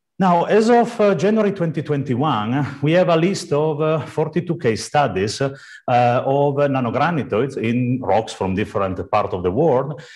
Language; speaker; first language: English; non-native, fluent; Italian